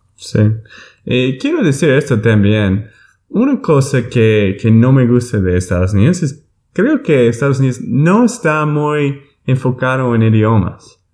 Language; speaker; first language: Spanish; non-native, learner; English